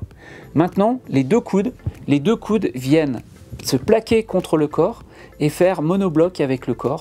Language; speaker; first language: French; native; French